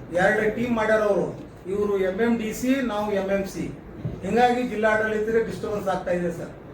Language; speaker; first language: Kannada; non-native, local second language; Urdu